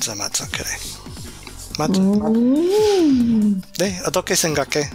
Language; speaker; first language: Korean; non-native, learner; English